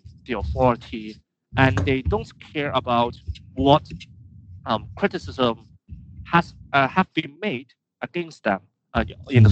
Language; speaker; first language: English; non-native, local second language; Cantonese